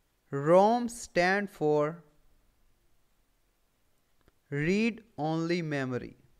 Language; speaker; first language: English; non-native, local second language; Urdu